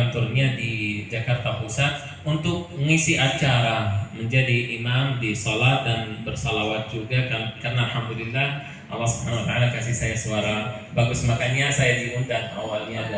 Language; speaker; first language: Indonesian; non-native, fluent; Arabic